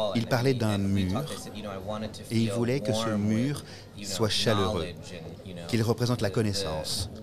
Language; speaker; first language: French; non-native, fluent; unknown